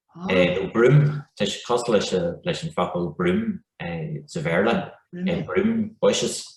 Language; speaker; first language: Irish; non-native, local second language; English